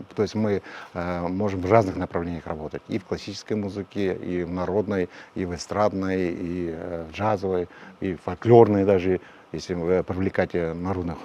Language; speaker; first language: Russian; non-native, local second language; Kazakh